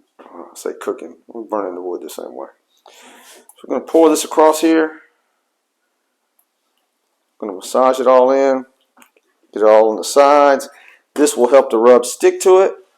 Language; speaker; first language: English; native; English